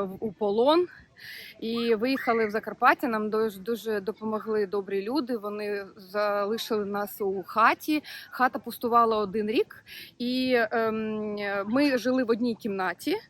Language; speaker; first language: Ukrainian; native; Ukrainian